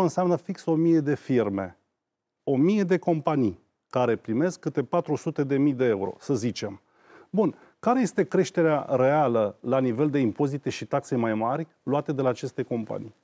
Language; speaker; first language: Romanian; native; Romanian